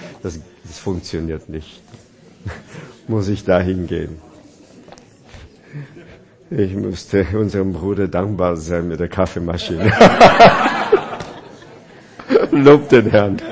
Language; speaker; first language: German; non-native, fluent; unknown